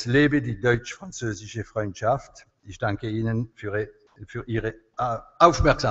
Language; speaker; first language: German; non-native, fluent; French